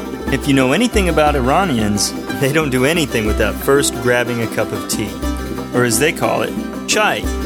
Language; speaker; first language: English; native; English